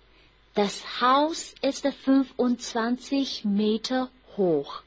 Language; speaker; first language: German; non-native, fluent; Chinese